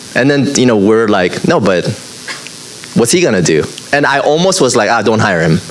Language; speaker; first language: English; native; English